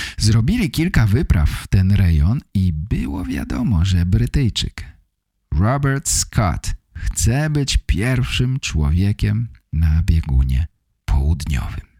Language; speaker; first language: Polish; native; Polish